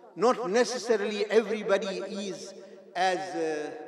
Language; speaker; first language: English; non-native, local second language; Urdu